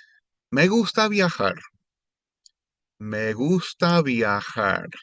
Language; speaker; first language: Spanish; non-native, fluent; English